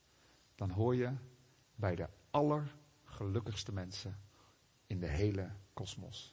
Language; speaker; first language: Dutch; native; Dutch